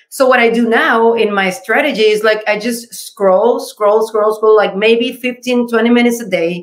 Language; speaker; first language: English; non-native, fluent; Spanish